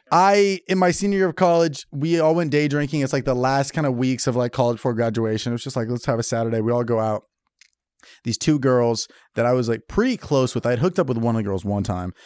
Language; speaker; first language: English; native; English